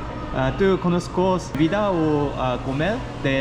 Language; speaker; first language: Spanish; non-native, learner; Korean